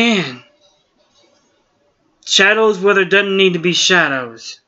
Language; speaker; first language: English; native; English